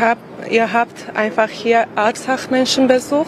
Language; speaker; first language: German; non-native, fluent; Armenian